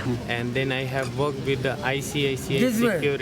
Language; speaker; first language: English; non-native, local second language; Hindi